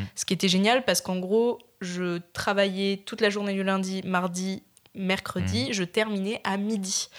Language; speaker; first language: French; native; French